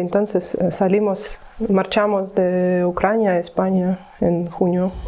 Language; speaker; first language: Spanish; non-native, learner; Ukrainian